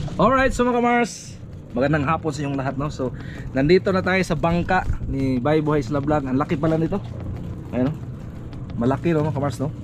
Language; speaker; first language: Filipino; non-native, local second language; Cebuano